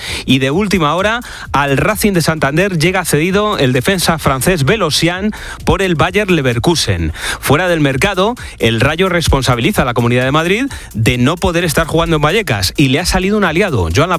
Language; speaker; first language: Spanish; native; Spanish